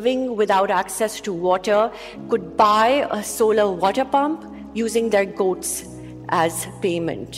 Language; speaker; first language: English; non-native, local second language; Urdu